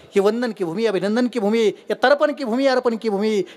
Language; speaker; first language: Hindi; non-native, local second language; Marathi